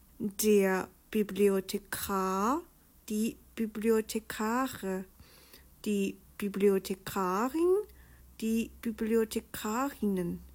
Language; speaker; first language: German; non-native, fluent; Chinese